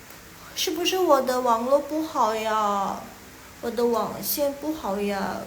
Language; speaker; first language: Chinese; non-native, fluent; Indonesian